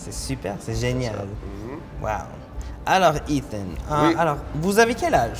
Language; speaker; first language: French; non-native, local second language; English